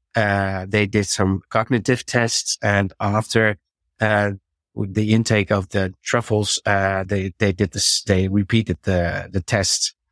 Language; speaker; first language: English; non-native, fluent; Dutch